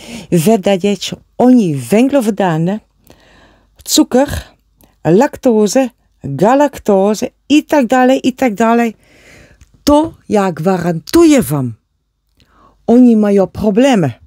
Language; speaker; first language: Polish; non-native, learner; Dutch